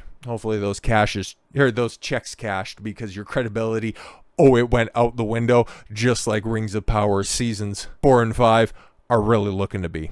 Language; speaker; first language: English; native; English